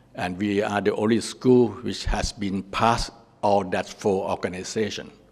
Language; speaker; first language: English; non-native, learner; Thai